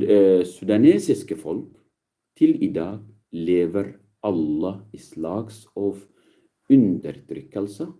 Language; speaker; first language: Swedish; non-native, learner; Arabic